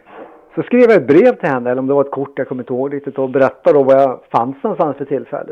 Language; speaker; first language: Swedish; native; Swedish